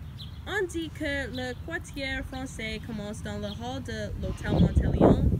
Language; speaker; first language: French; non-native, learner; English